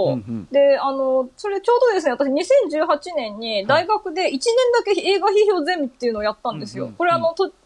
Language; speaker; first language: Japanese; native; Japanese